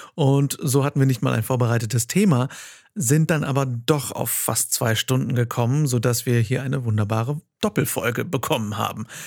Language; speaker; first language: German; native; German